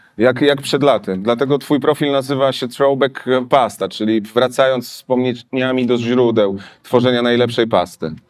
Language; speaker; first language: Polish; native; Polish